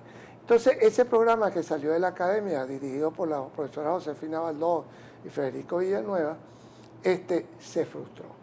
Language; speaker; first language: Spanish; native; Spanish